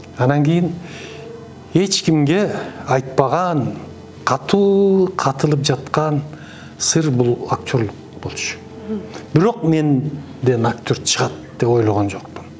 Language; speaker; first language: Kyrgyz; native; Kyrgyz